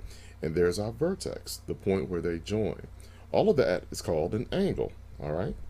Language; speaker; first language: English; native; English